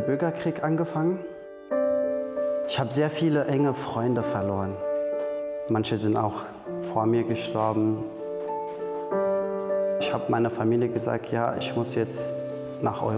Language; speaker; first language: German; non-native, fluent; Arabic